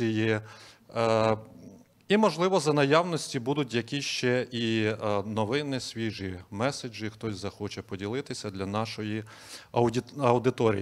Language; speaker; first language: Ukrainian; native; Ukrainian